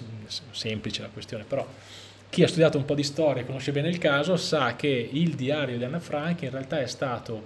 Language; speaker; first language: Italian; native; Italian